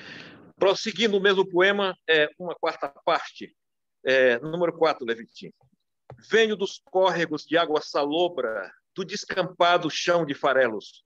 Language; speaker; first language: Portuguese; native; Portuguese